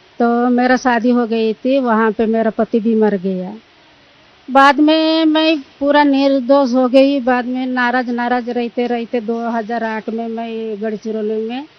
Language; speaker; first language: Hindi; non-native, local second language; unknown